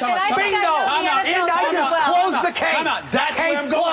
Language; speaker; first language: English; native; English